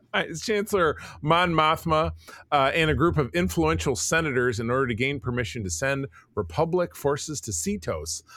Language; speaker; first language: English; native; English